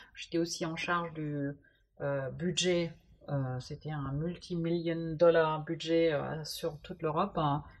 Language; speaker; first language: French; non-native, fluent; German